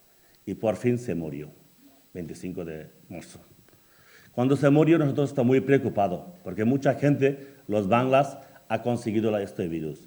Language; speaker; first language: Spanish; non-native, learner; Bangla